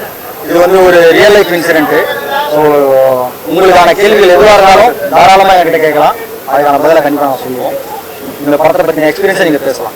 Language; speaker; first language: Tamil; native; Tamil